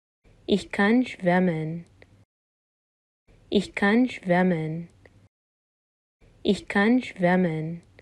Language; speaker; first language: German; non-native, fluent; Arabic